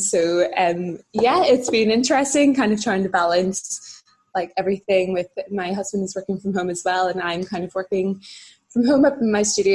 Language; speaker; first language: English; native; English